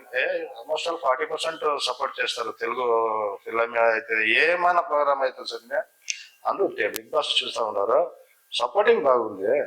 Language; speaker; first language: Telugu; non-native, learner; Kannada